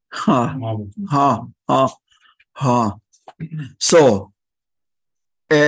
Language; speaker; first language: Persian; non-native, learner; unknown